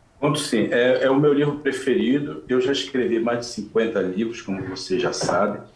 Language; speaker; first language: Portuguese; non-native, local second language; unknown